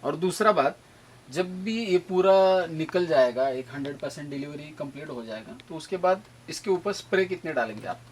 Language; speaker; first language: Hindi; non-native, local second language; Marathi